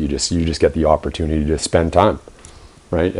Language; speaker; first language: English; native; English